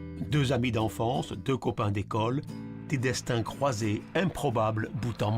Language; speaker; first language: French; native; French